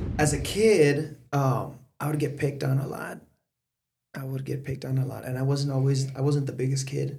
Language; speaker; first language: English; early bilingual, other home language; Spanish